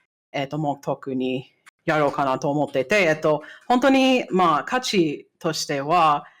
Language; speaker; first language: Japanese; non-native, fluent; English